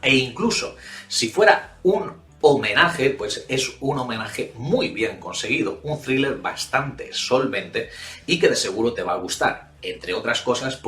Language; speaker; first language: Spanish; native; Spanish